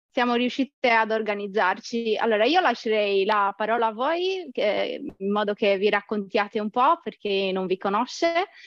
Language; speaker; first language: Italian; native; Italian